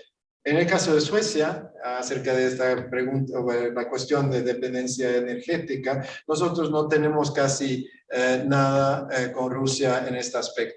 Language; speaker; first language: Spanish; non-native, fluent; Swedish